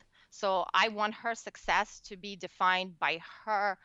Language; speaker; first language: English; non-native, fluent; Russian